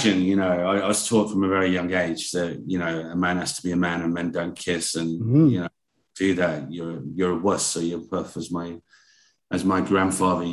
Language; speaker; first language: English; native; English